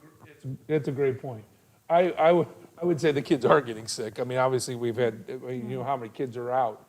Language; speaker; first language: English; native; English